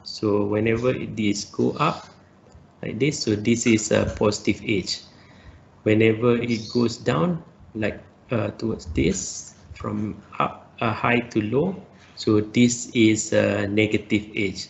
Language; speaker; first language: English; non-native, local second language; Malay